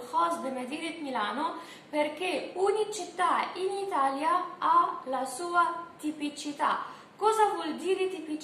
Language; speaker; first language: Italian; non-native, fluent; Arabic